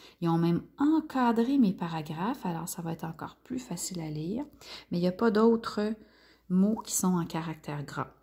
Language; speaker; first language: French; native; French